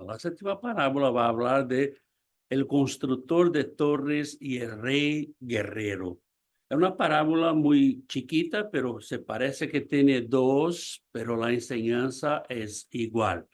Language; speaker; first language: Spanish; non-native, fluent; Portuguese